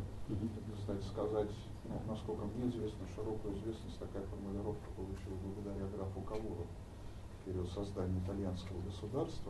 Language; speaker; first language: Russian; native; Russian